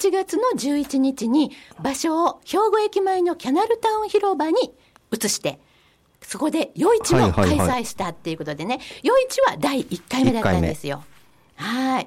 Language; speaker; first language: Japanese; native; Japanese